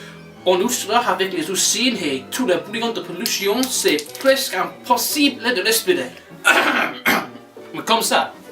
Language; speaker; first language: French; non-native, learner; English